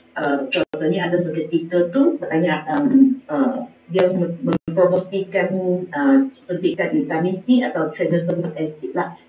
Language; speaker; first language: Malay; non-native, local second language; Chinese